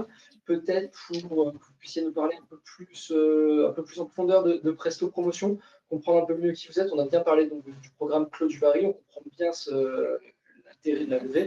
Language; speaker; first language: French; native; French